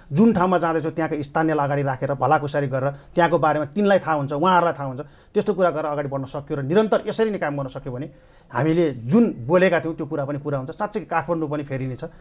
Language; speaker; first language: Nepali; native; Nepali